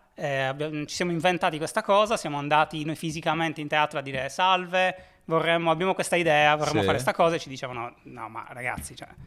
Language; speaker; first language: Italian; native; Italian